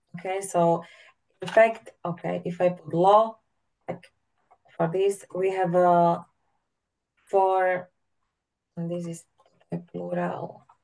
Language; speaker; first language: English; non-native, fluent; Slovak